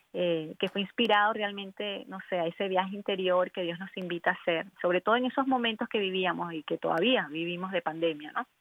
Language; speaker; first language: Spanish; native; Spanish